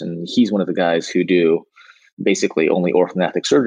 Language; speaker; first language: English; native; English